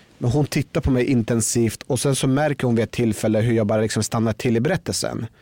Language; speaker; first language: Swedish; early bilingual, other home language; Persian